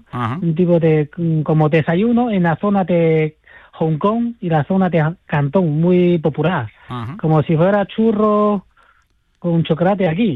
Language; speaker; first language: Spanish; non-native, fluent; Chinese